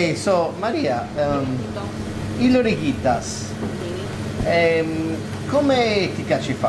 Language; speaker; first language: Italian; non-native, fluent; English